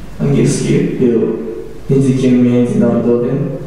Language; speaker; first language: Polish; non-native, learner; Japanese